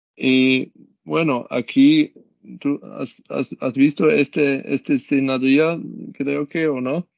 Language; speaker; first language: Spanish; non-native, learner; German